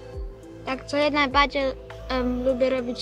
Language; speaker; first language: Polish; early bilingual, heritage; Polish